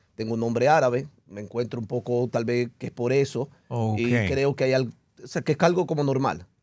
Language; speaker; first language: Spanish; early bilingual, heritage; Spanish